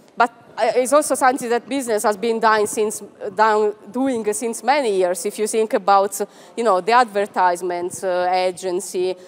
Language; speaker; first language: English; non-native, fluent; Italian